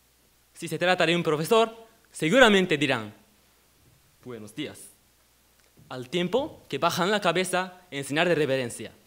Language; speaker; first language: Spanish; non-native, fluent; Japanese